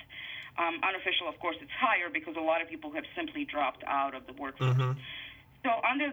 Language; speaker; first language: English; non-native, fluent; Bosnian